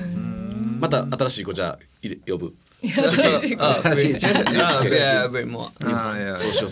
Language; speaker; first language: Japanese; native; Japanese